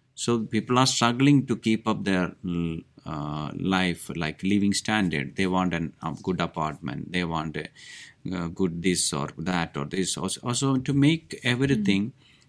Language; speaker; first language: English; non-native, local second language; Malayalam